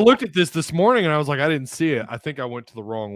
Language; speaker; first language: English; native; English